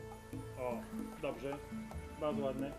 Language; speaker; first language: Polish; non-native, learner; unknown